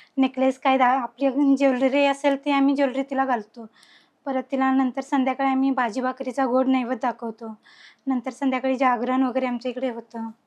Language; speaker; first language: Marathi; native; Marathi